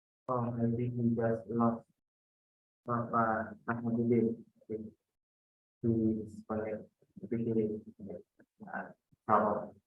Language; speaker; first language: English; non-native, fluent; Indonesian